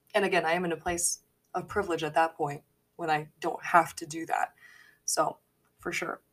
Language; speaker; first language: English; native; English